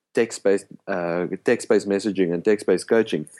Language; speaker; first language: English; non-native, local second language; Afrikaans